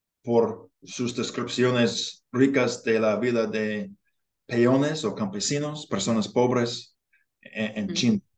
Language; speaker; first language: Spanish; non-native, learner; English